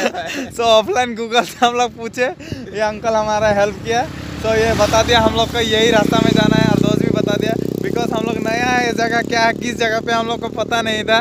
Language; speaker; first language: Hindi; non-native, local second language; Bangla